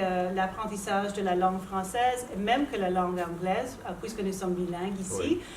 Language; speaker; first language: French; non-native, local second language; English